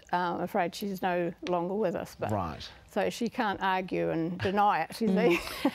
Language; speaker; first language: English; native; English